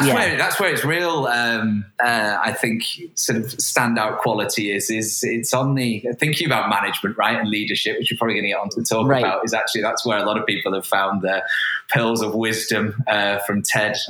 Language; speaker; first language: English; native; English